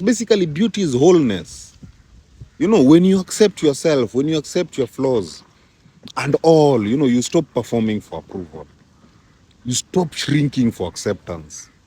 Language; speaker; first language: English; non-native, local second language; Swahili